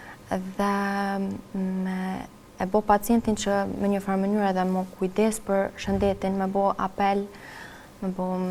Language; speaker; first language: Albanian; native; Albanian